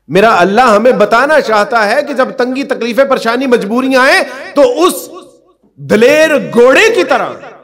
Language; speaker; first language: Urdu; non-native, local second language; Punjabi